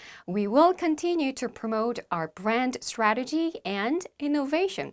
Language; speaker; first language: English; non-native, fluent; Korean